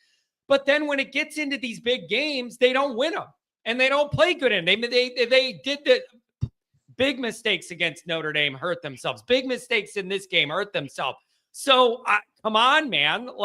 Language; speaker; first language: English; native; English